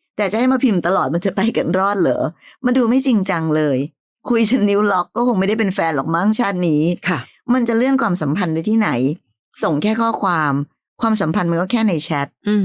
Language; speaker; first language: Thai; native; Thai